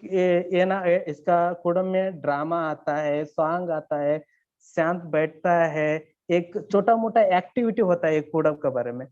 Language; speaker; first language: Hindi; non-native, learner; Kannada